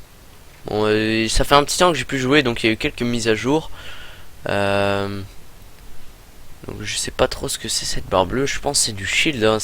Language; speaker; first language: French; native; French